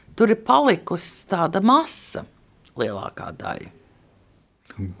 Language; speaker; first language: Latvian; early bilingual, heritage; Latvian